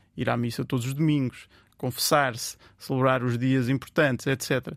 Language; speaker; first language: Portuguese; native; Portuguese